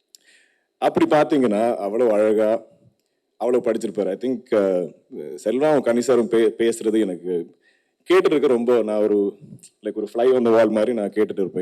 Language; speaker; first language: Tamil; non-native, local second language; Malayalam